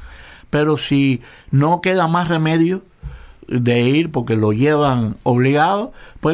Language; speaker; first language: Spanish; native; Spanish